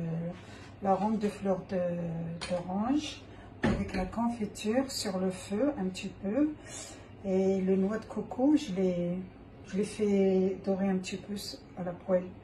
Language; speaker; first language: French; non-native, local second language; Arabic